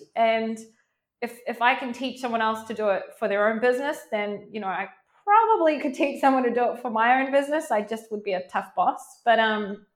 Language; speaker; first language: English; native; English